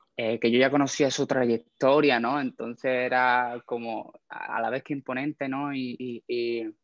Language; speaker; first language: Spanish; native; Spanish